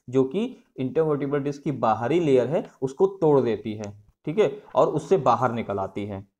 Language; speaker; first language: Hindi; native; Hindi